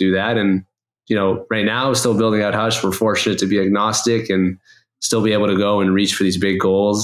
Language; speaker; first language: English; native; English